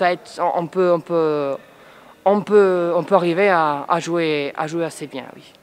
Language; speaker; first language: French; non-native, fluent; Spanish